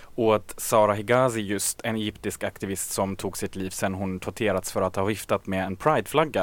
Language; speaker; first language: Swedish; native; Swedish